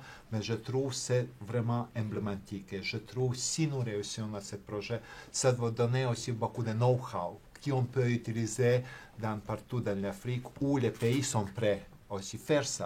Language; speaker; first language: French; non-native, fluent; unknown